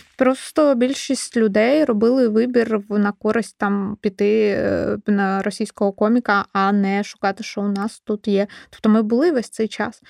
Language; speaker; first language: Ukrainian; non-native, local second language; Russian